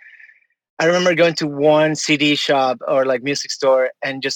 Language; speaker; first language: English; non-native, fluent; Spanish